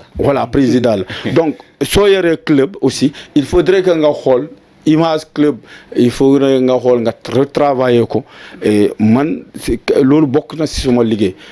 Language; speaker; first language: Wolof; non-native, local second language; Jola-Fonyi